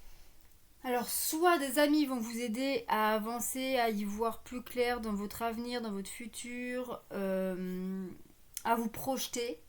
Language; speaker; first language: French; native; French